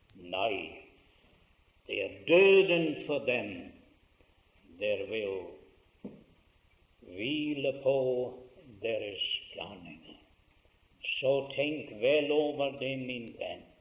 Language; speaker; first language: Norwegian; early bilingual, heritage; Norwegian